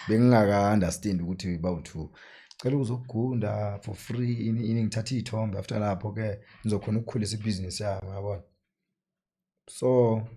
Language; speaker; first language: Zulu; native; Zulu